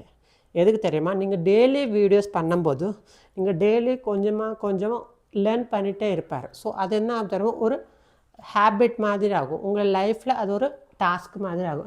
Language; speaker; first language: Tamil; non-native, local second language; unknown